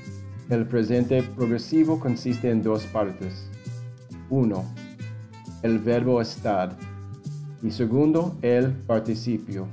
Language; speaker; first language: Spanish; non-native, fluent; English